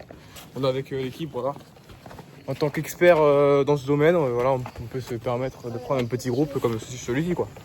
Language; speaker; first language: French; native; French